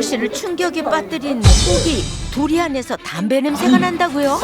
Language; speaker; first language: Korean; native; Korean